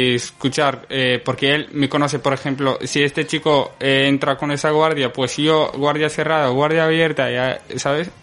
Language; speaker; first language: Spanish; non-native, fluent; Arabic